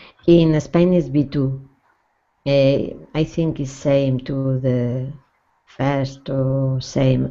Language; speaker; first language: English; non-native, learner; Spanish